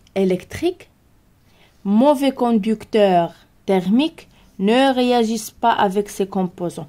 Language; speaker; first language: French; non-native, local second language; Arabic